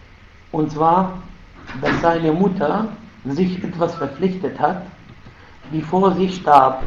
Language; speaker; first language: German; non-native, fluent; Arabic